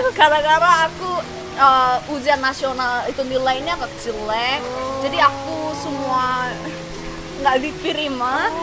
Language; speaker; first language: Indonesian; non-native, fluent; Korean